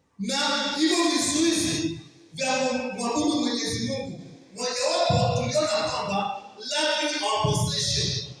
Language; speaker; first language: Swahili; non-native, local second language; Kamba